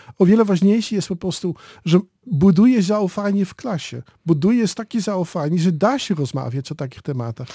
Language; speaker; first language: Polish; non-native, learner; Dutch